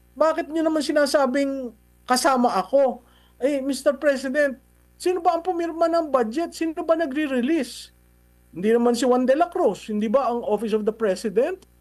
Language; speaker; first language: Filipino; native; Filipino